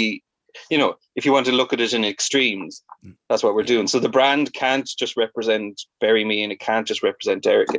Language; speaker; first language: English; native; English